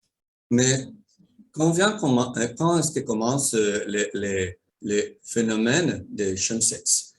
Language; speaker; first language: French; non-native, learner; Spanish